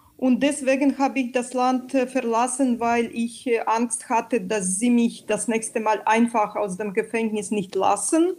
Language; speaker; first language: German; non-native, fluent; Belarusian